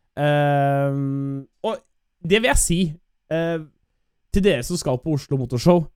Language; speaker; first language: Norwegian; native; Norwegian